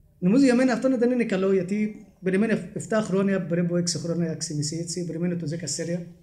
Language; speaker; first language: Greek; non-native, learner; Arabic